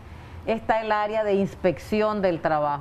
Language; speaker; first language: Spanish; native; Spanish